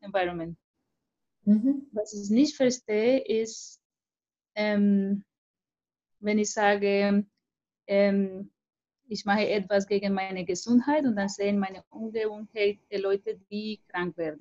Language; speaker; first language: German; non-native, fluent; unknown